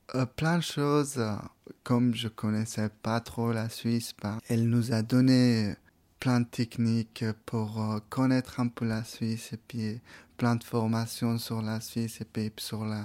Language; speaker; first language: French; non-native, fluent; Persian